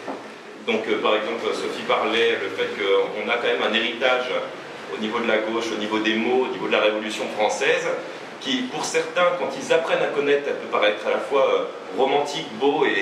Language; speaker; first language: French; native; French